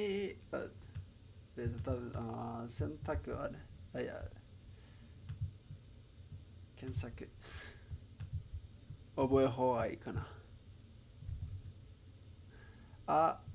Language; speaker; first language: Japanese; non-native, learner; English